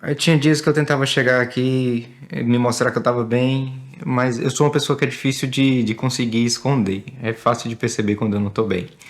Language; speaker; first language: Portuguese; native; Portuguese